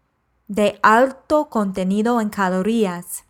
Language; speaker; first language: Spanish; non-native, fluent; English